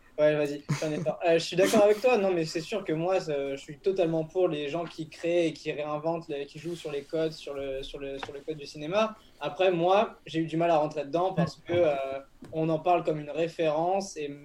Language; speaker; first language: French; native; French